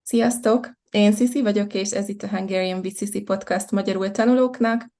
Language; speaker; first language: Hungarian; native; Hungarian